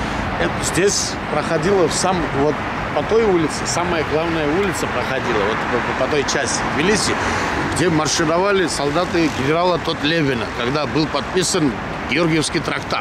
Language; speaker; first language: Russian; non-native, local second language; Georgian